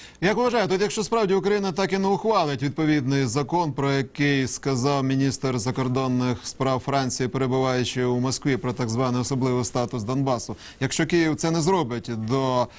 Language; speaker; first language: Ukrainian; native; Ukrainian